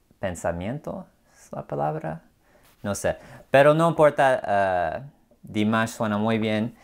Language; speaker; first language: Spanish; non-native, learner; English